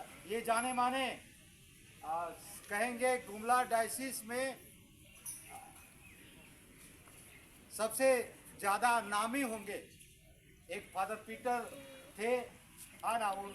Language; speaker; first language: Hindi; native; Hindi